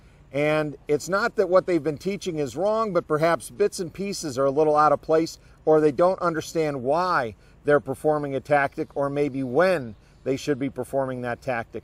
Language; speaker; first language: English; native; English